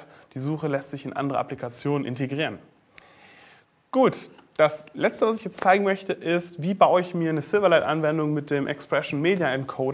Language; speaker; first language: German; native; German